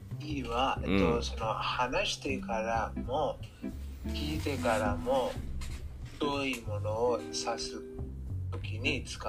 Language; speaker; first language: Japanese; non-native, learner; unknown